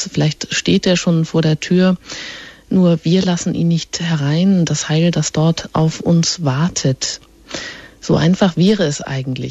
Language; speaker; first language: German; native; German